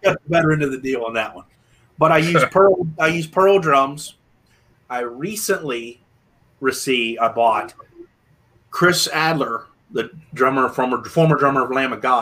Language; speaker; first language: English; native; English